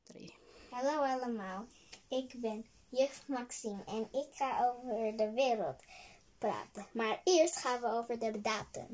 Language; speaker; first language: Dutch; early bilingual, other home language; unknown